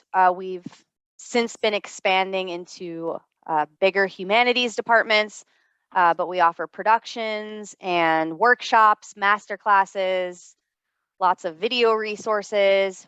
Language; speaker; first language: English; native; English